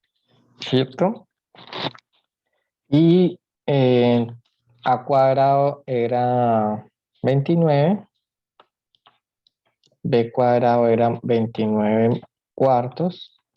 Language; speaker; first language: Spanish; native; Spanish